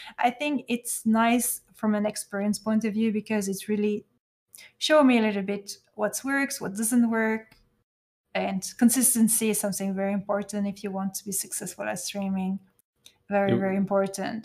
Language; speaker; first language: English; non-native, fluent; French